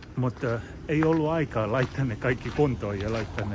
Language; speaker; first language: Finnish; non-native, learner; English